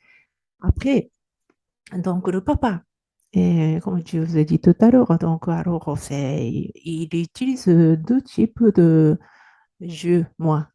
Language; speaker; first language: French; non-native, fluent; Japanese